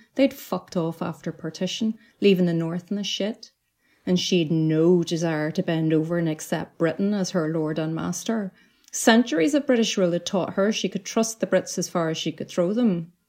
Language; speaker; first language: English; native; English